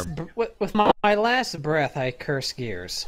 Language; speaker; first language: English; native; English